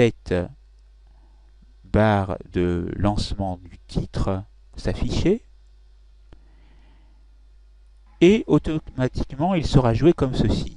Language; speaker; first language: French; native; French